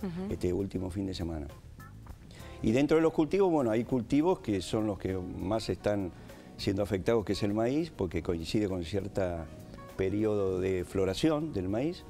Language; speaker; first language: Spanish; native; Spanish